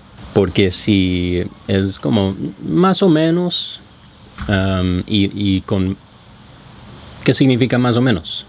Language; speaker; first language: Spanish; non-native, fluent; English